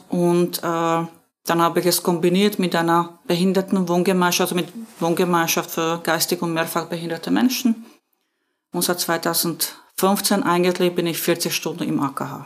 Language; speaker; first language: German; non-native, fluent; Slovak